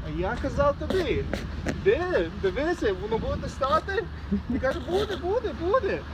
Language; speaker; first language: Ukrainian; early bilingual, heritage; Ukrainian